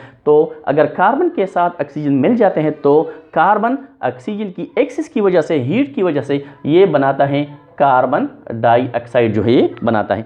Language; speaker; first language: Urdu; non-native, local second language; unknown